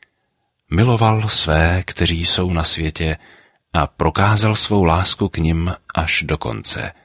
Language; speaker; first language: Czech; native; Czech